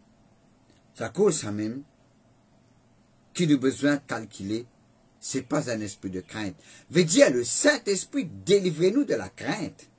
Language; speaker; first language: French; non-native, learner; Morisyen